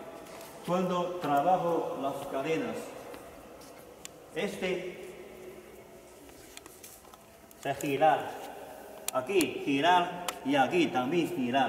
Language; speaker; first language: Spanish; non-native, learner; Chinese